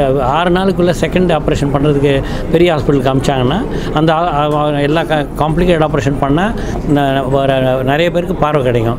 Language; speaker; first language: Tamil; native; Tamil